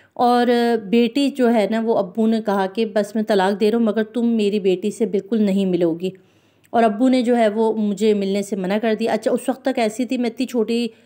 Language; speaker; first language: Urdu; non-native, local second language; Punjabi